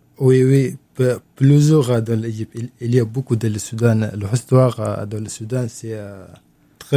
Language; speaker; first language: French; non-native, learner; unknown